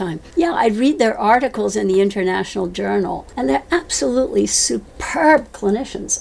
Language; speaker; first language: English; native; English